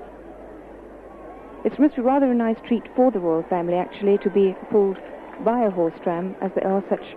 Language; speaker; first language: English; native; English